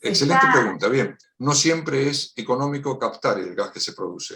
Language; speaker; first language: Spanish; native; Spanish